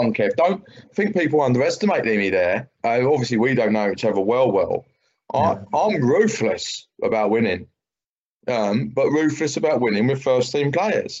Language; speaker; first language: English; native; English